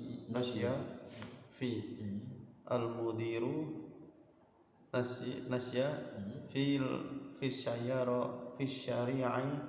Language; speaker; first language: Arabic; non-native, learner; Indonesian